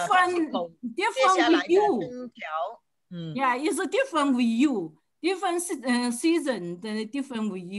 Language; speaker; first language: English; non-native, learner; Chinese